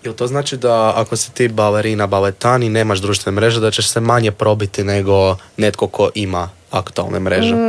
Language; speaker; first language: Serbian; native; Serbian